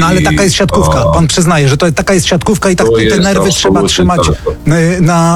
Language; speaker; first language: Polish; native; Polish